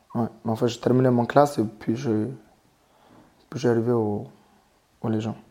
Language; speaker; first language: French; non-native, learner; Mongolian